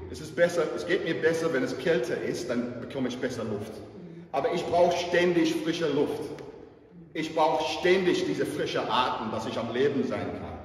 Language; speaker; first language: German; non-native, fluent; English